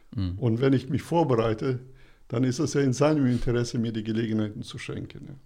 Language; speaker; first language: German; early bilingual, other home language; Russian